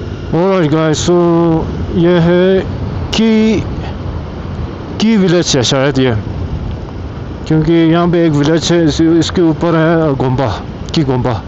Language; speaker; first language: Hindi; non-native, local second language; Tibetan